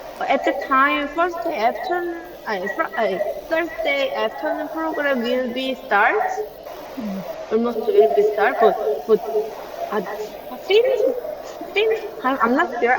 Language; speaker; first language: English; non-native, learner; Korean